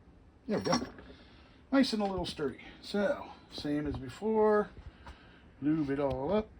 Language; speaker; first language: English; native; English